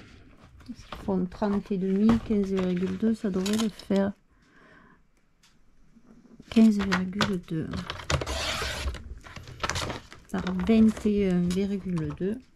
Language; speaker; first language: French; native; French